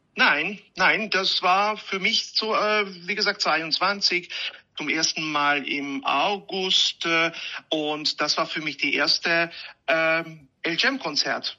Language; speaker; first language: German; non-native, fluent; Hungarian